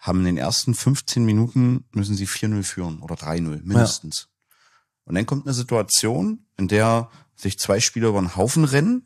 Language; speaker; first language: German; native; German